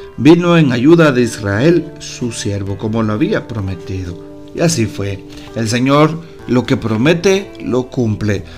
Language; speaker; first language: Spanish; native; Spanish